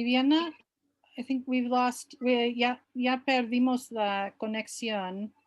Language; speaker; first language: Spanish; non-native, fluent; English